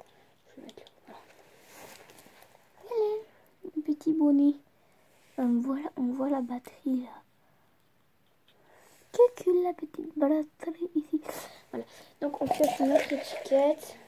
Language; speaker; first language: French; native; French